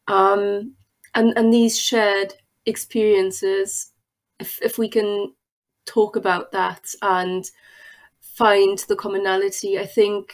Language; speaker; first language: English; non-native, fluent; German